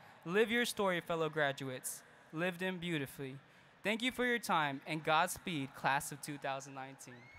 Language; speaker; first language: English; early bilingual, other home language; Spanish